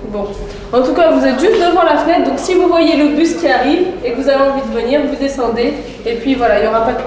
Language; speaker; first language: French; native; French